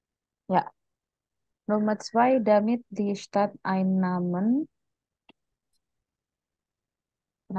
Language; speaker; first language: German; non-native, fluent; Indonesian